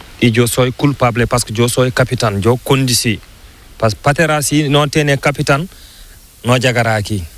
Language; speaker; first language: Spanish; non-native, learner; Fula